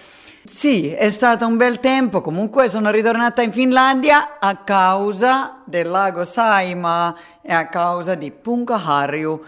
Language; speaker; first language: Italian; non-native, fluent; Finnish